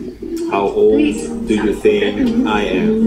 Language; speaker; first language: English; non-native, fluent; Indonesian